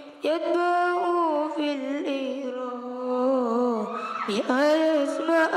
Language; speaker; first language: Arabic; non-native, learner; Madurese